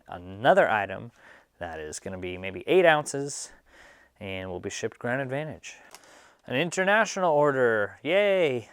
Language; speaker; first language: English; native; English